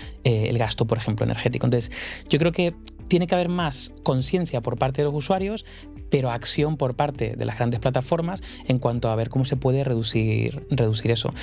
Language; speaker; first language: Spanish; native; Spanish